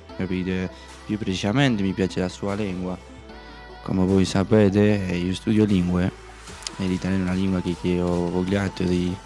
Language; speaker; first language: Italian; non-native, learner; Spanish